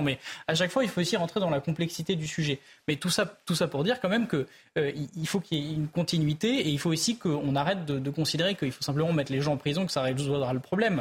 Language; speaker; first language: French; native; French